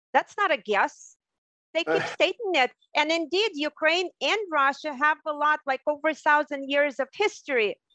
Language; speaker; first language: English; non-native, fluent; Russian